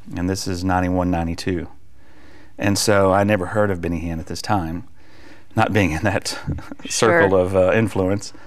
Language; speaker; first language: English; native; English